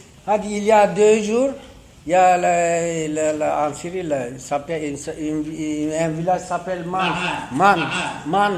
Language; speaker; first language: French; non-native, learner; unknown